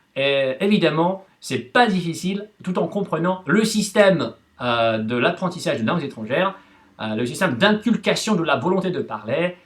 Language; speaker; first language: French; non-native, fluent; Russian